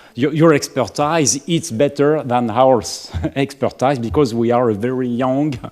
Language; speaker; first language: English; non-native, learner; French